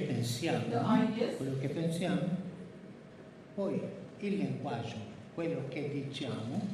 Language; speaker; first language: Italian; non-native, fluent; Spanish